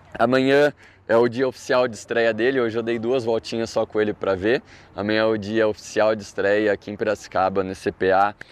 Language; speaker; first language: Portuguese; native; Portuguese